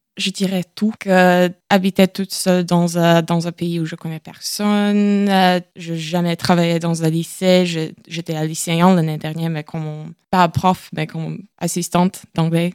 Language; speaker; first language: French; non-native, learner; Latvian